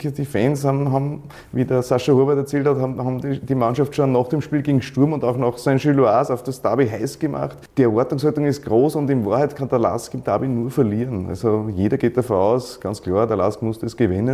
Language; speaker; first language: German; native; German